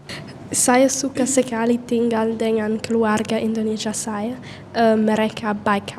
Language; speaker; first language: Indonesian; non-native, learner; English